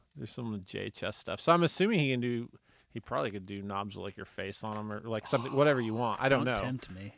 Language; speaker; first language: English; native; English